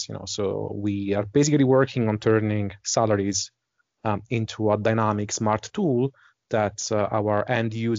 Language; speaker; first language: English; non-native, fluent; Italian